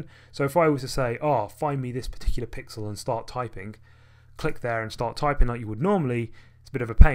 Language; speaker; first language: English; native; English